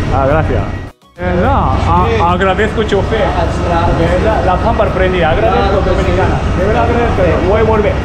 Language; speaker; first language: Spanish; non-native, learner; Japanese